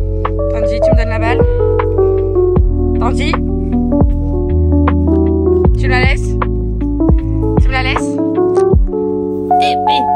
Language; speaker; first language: French; native; French